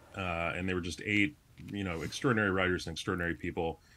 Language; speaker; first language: English; native; English